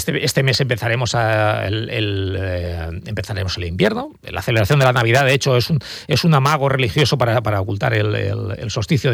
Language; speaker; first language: Spanish; native; Spanish